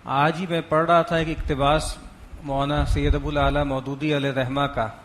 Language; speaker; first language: Urdu; non-native, local second language; Punjabi